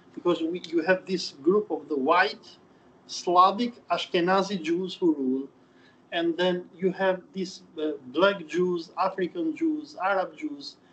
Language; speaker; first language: English; non-native, fluent; Albanian